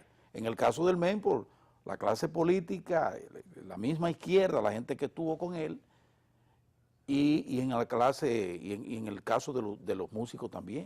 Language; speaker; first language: Spanish; native; Spanish